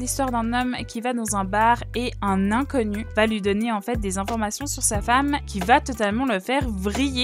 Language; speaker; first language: French; native; French